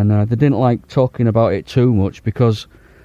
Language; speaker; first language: English; native; English